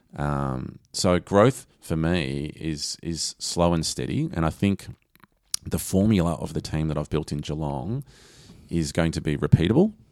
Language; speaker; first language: English; native; English